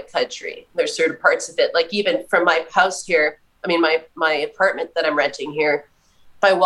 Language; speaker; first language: English; native; English